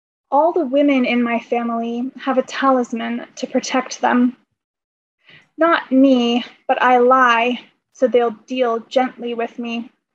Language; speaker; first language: English; native; English